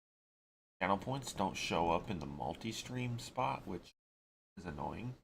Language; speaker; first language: English; native; English